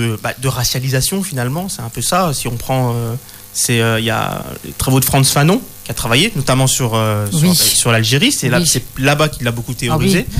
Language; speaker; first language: French; native; French